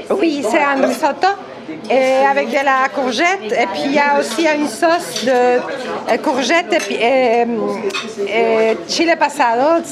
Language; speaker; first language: French; non-native, fluent; Spanish